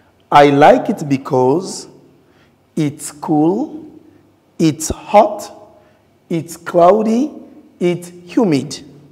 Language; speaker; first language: English; non-native, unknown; Lingala